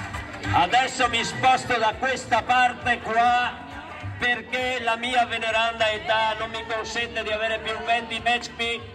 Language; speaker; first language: Italian; native; Italian